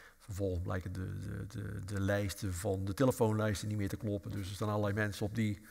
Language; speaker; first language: Dutch; native; Dutch